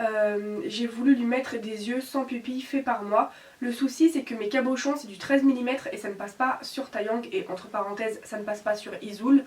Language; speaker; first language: French; native; French